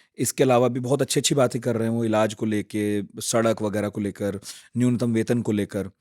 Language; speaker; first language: Hindi; native; Hindi